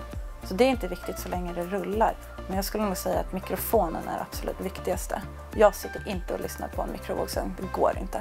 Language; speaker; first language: Swedish; native; Swedish